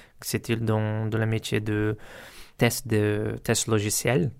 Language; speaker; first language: French; non-native, learner; Portuguese